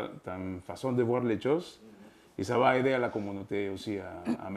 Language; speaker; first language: French; non-native, fluent; Spanish